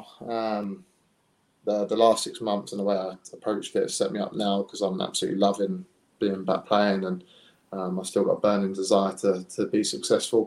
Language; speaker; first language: English; native; English